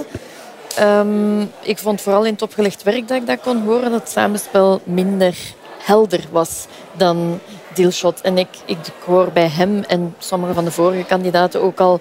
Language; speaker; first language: Dutch; native; Dutch